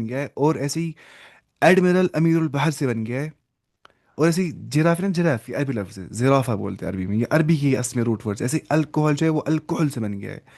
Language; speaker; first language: Urdu; non-native, local second language; Kashmiri